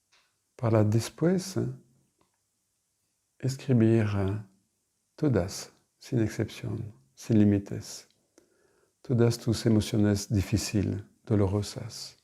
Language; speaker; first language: Spanish; non-native, fluent; French